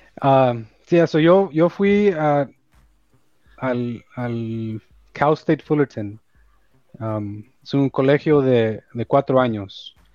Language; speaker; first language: Spanish; early bilingual, heritage; Spanish